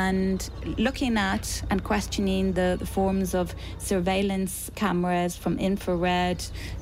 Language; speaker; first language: English; native; English